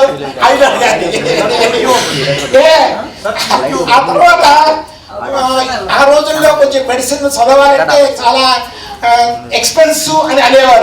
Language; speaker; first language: Telugu; native; Telugu